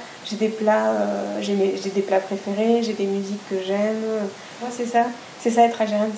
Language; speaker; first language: French; native; French